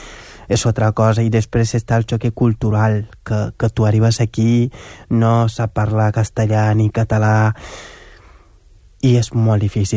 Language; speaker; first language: Catalan; non-native, local second language; Wolof